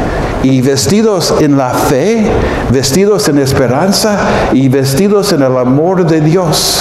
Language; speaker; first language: Spanish; non-native, fluent; English